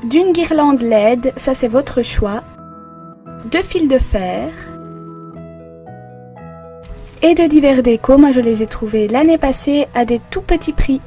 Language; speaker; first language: French; native; French